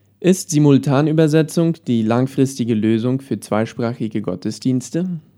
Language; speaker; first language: German; early bilingual, heritage; Plautdietsch